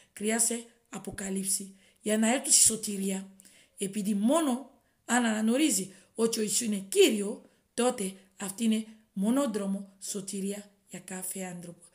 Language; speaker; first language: Greek; non-native, fluent; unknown